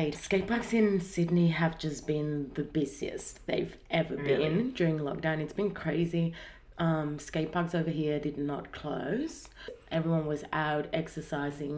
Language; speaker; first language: English; non-native, fluent; Spanish